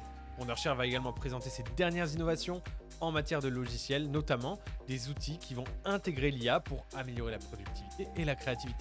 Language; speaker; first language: French; native; French